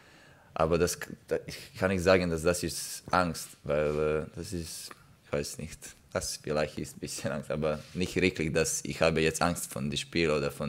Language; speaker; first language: German; non-native, learner; Croatian